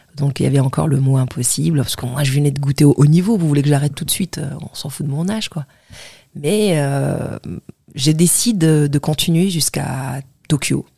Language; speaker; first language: French; non-native, local second language; Arabic